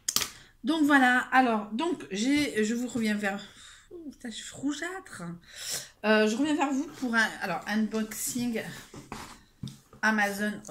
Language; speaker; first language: French; native; French